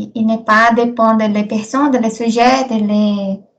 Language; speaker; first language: French; non-native, learner; Portuguese